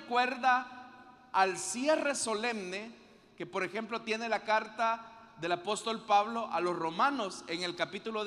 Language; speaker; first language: Spanish; native; Spanish